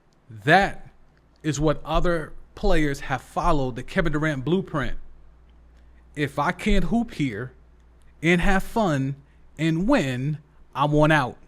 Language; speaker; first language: English; native; English